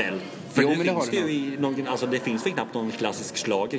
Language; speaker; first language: Swedish; native; Swedish